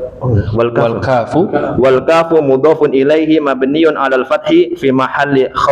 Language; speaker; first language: Arabic; non-native, learner; Indonesian